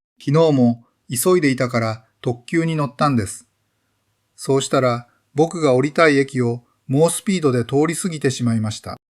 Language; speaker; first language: Japanese; non-native, fluent; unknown